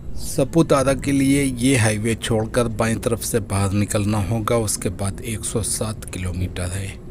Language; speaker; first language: Hindi; native; Hindi